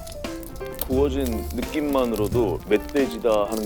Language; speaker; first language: Korean; native; Korean